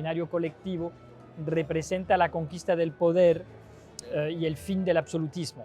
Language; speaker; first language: Spanish; non-native, fluent; French